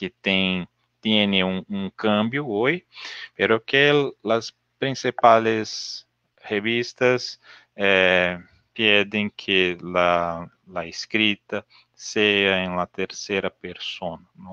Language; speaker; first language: Spanish; non-native, learner; Portuguese